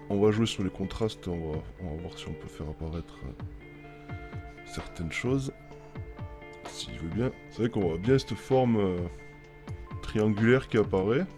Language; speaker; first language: French; native; French